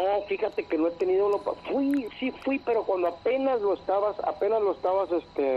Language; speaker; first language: Spanish; native; Spanish